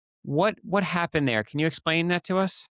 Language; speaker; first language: English; native; English